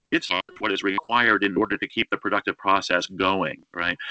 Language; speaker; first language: English; native; English